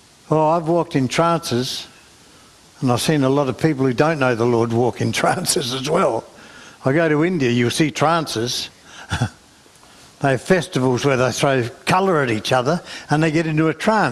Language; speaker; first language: English; native; English